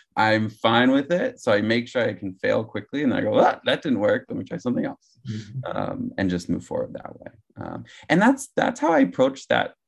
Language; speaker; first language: English; native; English